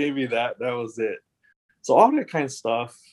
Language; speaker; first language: English; native; English